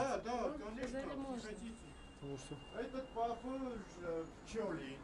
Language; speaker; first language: Russian; non-native, learner; Armenian